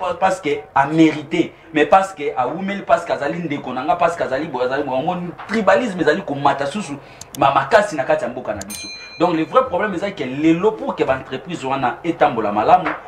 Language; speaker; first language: Lingala; native; Lingala